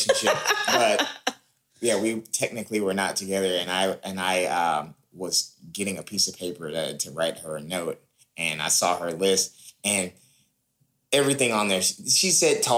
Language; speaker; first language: English; native; English